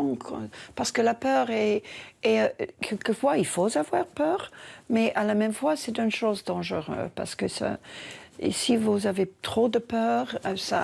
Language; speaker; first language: French; non-native, learner; English